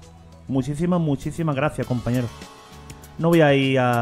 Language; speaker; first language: Spanish; native; Spanish